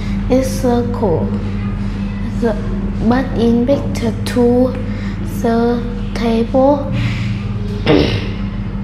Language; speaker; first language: English; non-native, learner; Vietnamese